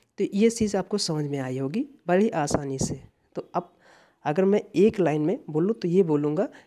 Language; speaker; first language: Hindi; native; Hindi